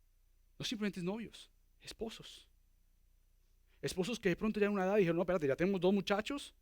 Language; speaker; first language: Spanish; native; Spanish